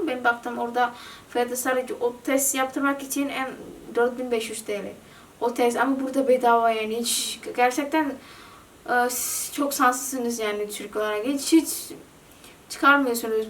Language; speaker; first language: Turkish; non-native, learner; Indonesian